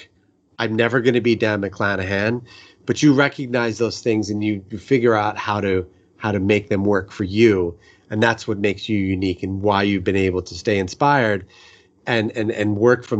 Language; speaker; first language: English; native; English